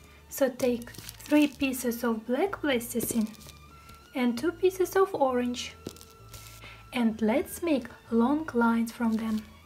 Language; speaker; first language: English; non-native, fluent; Russian